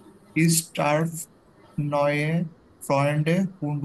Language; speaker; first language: German; non-native, learner; Bangla